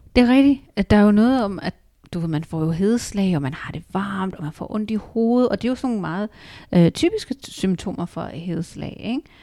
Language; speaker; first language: Danish; early bilingual, other home language; Urdu